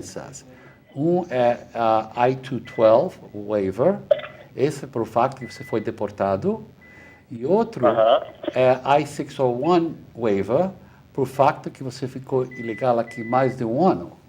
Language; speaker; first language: Portuguese; non-native, fluent; Spanish